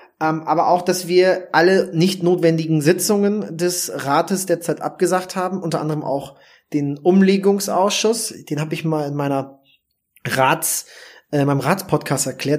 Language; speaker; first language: German; native; German